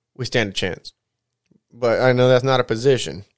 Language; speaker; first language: English; native; English